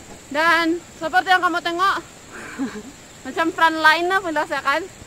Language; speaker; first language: Malay; non-native, local second language; Central Dusun